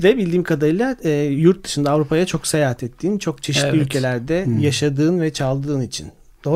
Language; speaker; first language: Turkish; native; Turkish